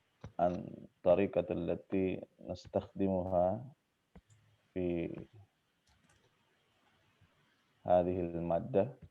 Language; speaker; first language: Arabic; non-native, fluent; Indonesian